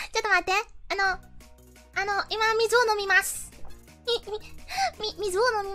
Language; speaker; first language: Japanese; non-native, learner; Indonesian